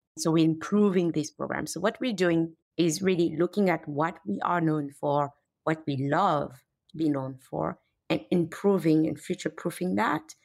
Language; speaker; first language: English; non-native, fluent; French